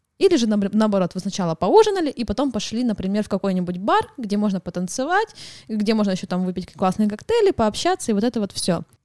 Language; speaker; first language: Russian; native; Russian